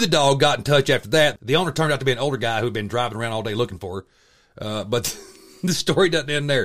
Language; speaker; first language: English; native; English